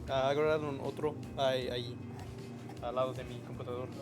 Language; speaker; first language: Spanish; non-native, learner; English